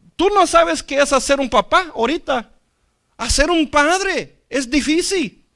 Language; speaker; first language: Spanish; non-native, fluent; English